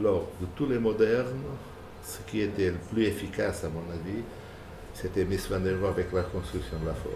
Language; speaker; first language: French; non-native, fluent; Portuguese